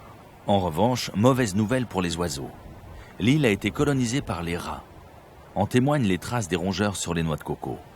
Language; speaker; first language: French; native; French